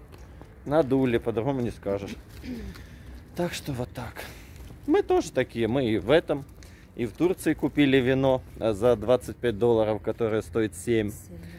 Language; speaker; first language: Russian; native; Russian